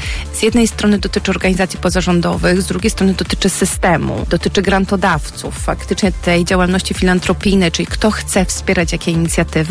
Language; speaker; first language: Polish; native; Polish